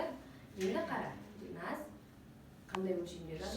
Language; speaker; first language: Kazakh; native; Kazakh